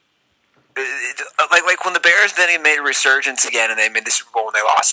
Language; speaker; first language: English; native; English